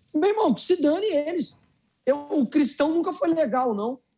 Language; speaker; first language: Portuguese; native; Portuguese